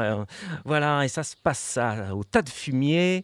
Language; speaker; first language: French; native; French